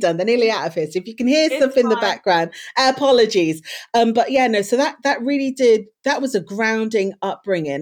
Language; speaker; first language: English; native; English